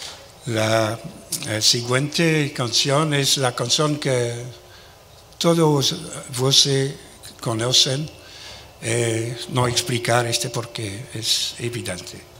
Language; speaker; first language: Spanish; non-native, learner; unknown